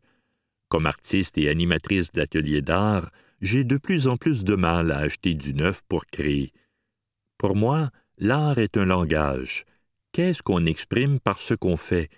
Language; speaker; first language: French; native; French